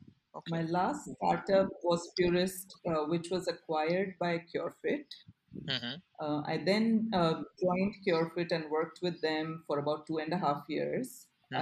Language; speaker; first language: English; non-native, local second language; Gujarati